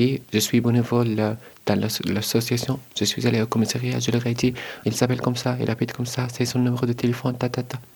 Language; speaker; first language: French; non-native, learner; Arabic